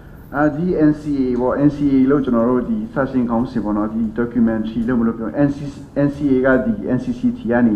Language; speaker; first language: Burmese; non-native, local second language; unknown